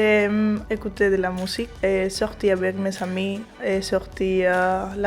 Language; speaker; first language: French; non-native, local second language; Spanish